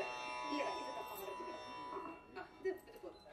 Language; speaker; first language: Tamil; native; Tamil